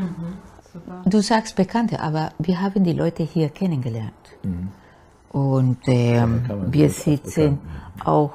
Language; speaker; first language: German; non-native, fluent; Spanish